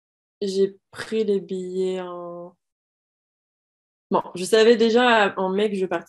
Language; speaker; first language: French; native; French